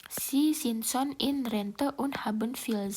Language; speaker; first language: German; non-native, learner; Indonesian